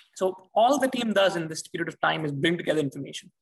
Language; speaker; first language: English; non-native, local second language; Hindi